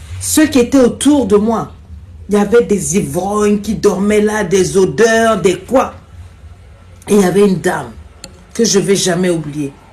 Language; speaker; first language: French; non-native, local second language; Lingala